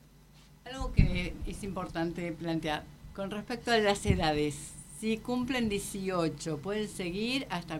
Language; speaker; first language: Spanish; native; Spanish